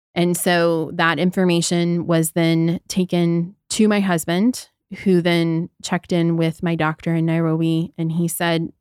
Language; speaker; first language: English; native; English